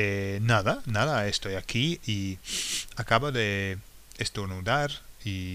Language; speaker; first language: Spanish; non-native, fluent; English